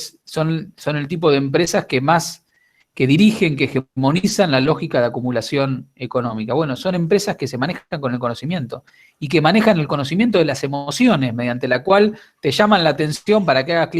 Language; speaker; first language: Spanish; native; Spanish